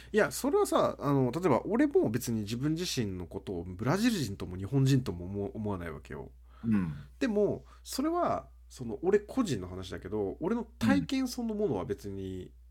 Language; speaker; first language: Japanese; early bilingual, other home language; Portuguese